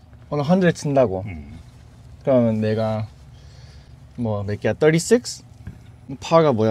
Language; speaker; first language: Korean; early bilingual, heritage; Korean